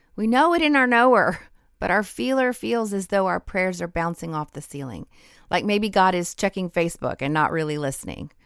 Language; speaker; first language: English; native; English